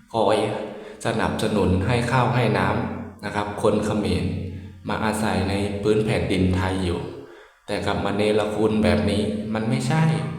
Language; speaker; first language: Thai; native; Thai